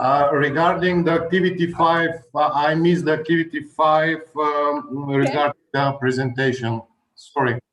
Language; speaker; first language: English; non-native, fluent; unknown